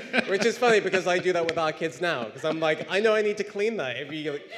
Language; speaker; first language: English; native; English